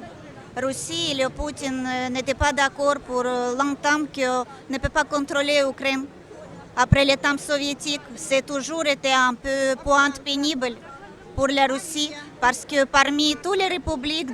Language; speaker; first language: French; non-native, fluent; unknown